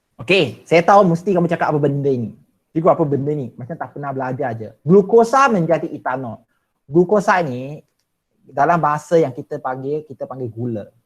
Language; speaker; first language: Malay; non-native, local second language; Chinese